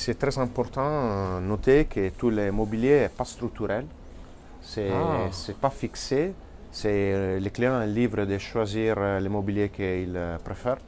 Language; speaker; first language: French; non-native, fluent; Italian